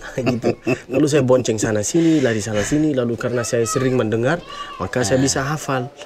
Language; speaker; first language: Indonesian; non-native, fluent; Arabic